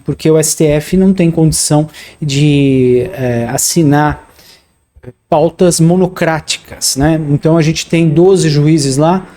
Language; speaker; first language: Portuguese; native; Portuguese